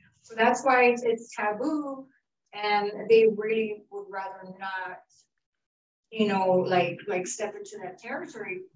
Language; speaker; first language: English; early bilingual, other home language; Spanish